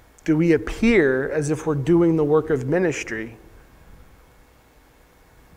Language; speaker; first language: English; native; English